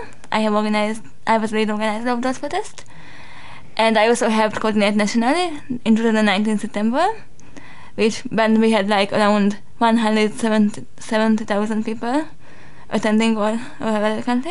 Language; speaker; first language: English; non-native, fluent; Hungarian